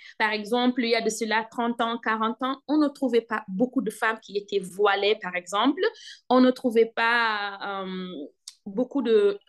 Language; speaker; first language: French; non-native, local second language; Wolof